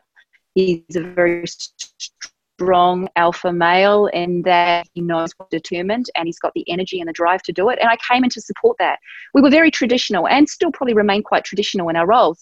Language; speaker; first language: English; native; English